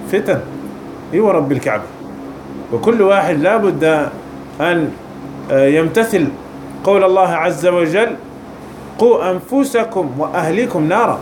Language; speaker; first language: Arabic; non-native, fluent; French